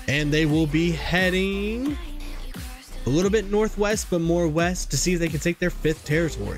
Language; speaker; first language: English; native; English